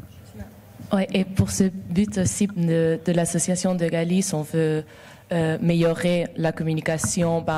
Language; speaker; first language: French; non-native, local second language; Galician